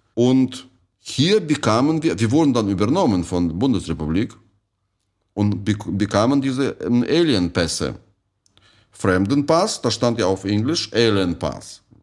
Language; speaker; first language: German; non-native, fluent; Russian